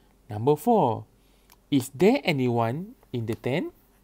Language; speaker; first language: English; non-native, local second language; Malay